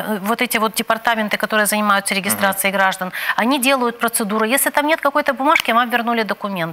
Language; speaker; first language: Russian; native; Russian